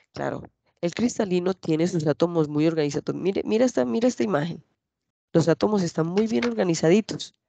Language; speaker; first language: Spanish; native; Spanish